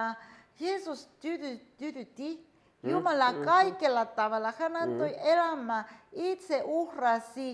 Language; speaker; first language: Finnish; non-native, fluent; Spanish